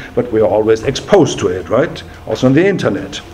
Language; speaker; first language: English; non-native, fluent; German